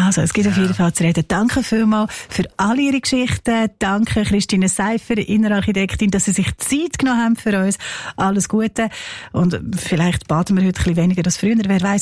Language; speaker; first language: German; native; German